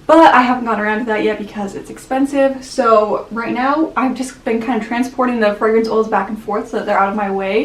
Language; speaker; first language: English; native; English